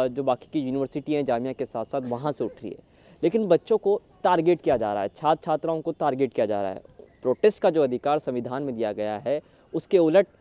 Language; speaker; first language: Hindi; native; Hindi